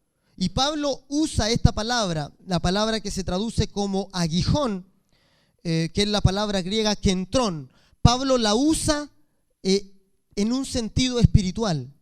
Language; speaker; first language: Spanish; native; Spanish